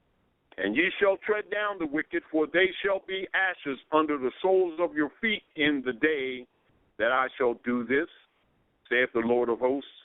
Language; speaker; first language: English; native; English